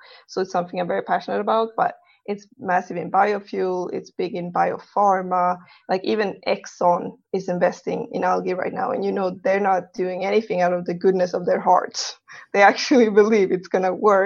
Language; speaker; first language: English; non-native, fluent; Swedish